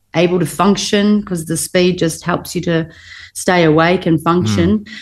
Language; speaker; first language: English; native; English